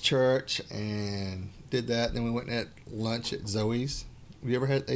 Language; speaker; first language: English; native; English